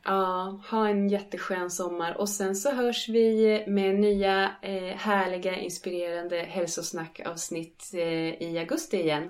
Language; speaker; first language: Swedish; native; Swedish